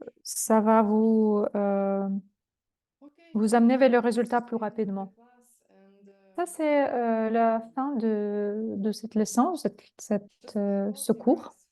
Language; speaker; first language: French; non-native, fluent; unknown